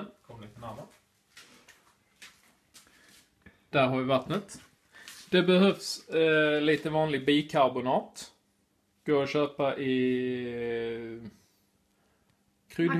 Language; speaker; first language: Swedish; native; Swedish